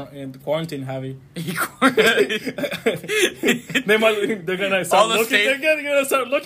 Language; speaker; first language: English; non-native, fluent; Spanish